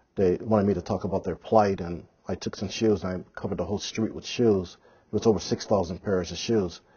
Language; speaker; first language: English; native; English